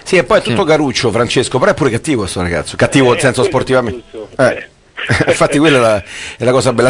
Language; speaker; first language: Italian; native; Italian